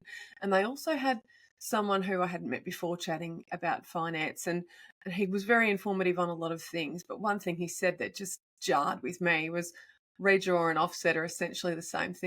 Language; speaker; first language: English; native; English